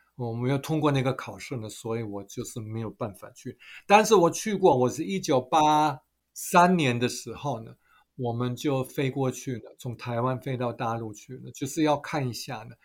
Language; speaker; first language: Chinese; non-native, fluent; German